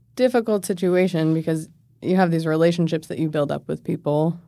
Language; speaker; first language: English; native; English